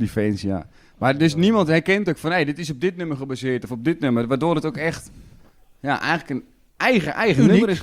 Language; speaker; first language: Dutch; native; Dutch